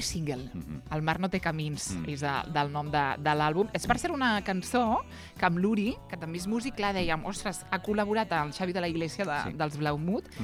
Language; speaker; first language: Catalan; native; Catalan